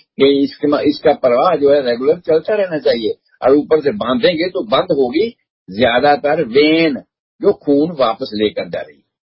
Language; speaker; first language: Hindi; non-native, local second language; Punjabi